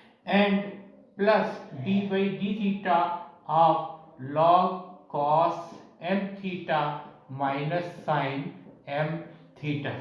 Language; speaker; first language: English; non-native, local second language; Hindi